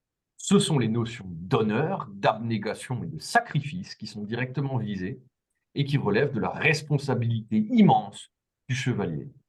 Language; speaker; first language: French; native; French